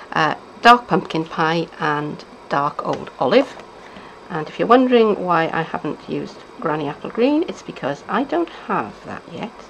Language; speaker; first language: English; native; English